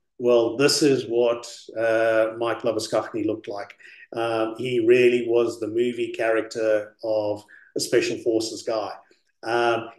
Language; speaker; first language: English; early bilingual, other home language; Afrikaans